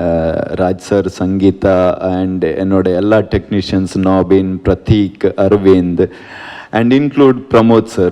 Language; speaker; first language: Tamil; non-native, learner; Kannada